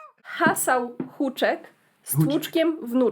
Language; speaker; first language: Polish; native; Polish